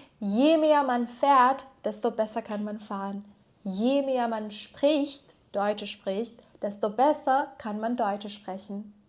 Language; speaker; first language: German; non-native, fluent; Persian